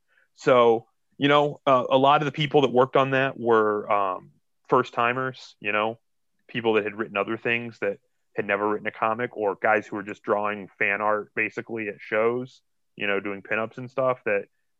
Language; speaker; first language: English; native; English